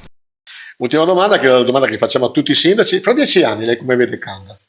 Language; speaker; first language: Italian; native; Italian